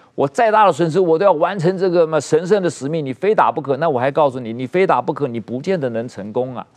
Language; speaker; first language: Chinese; native; Chinese